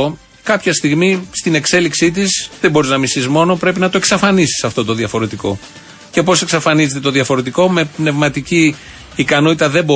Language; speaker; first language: Greek; native; Greek